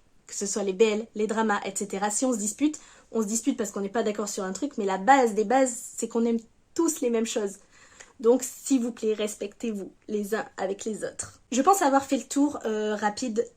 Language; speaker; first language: French; native; French